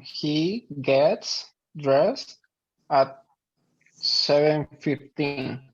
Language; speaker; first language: English; non-native, learner; Spanish